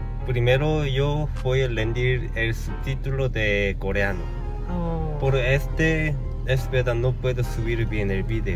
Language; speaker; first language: Spanish; non-native, learner; Korean